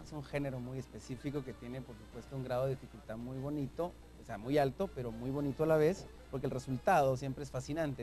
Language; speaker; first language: Spanish; native; Spanish